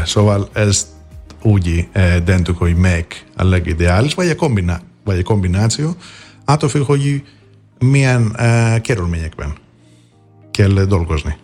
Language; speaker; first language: Hungarian; non-native, fluent; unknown